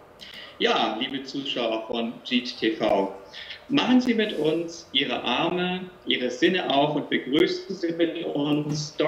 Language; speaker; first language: German; native; German